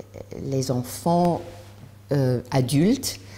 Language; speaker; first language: French; non-native, learner; English